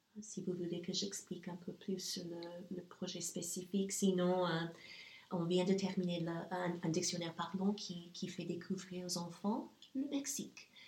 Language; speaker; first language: French; non-native, fluent; English